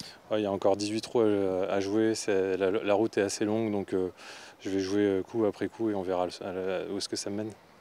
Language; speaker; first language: French; native; French